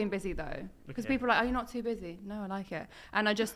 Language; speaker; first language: English; native; English